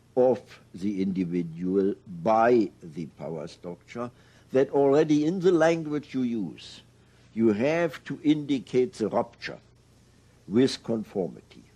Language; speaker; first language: English; non-native, fluent; German